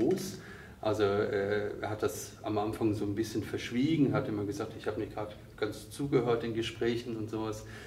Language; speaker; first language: German; native; German